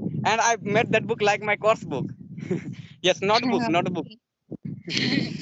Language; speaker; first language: English; non-native, learner; Santali